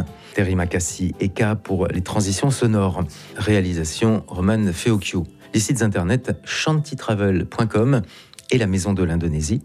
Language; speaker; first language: French; native; French